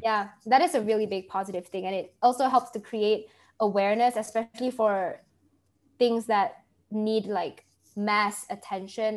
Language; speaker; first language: English; non-native, local second language; Malay